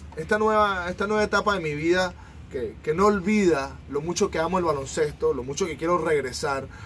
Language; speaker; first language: Spanish; native; Spanish